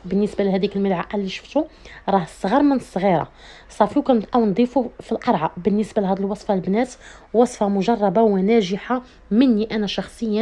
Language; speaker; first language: Arabic; native; Arabic